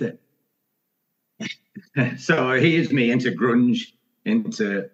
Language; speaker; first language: English; native; English